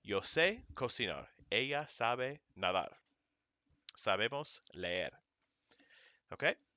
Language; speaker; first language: Spanish; non-native, fluent; English